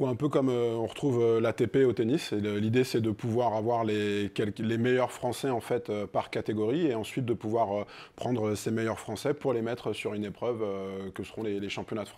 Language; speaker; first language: French; native; French